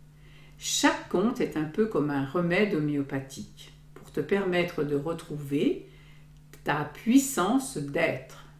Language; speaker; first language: French; native; French